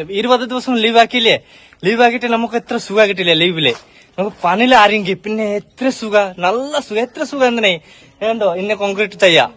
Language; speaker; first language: Malayalam; non-native, local second language; Bangla